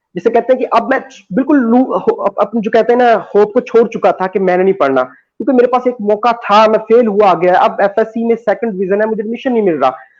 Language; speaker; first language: Hindi; non-native, local second language; Punjabi